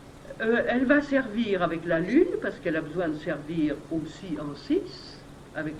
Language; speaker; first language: French; native; French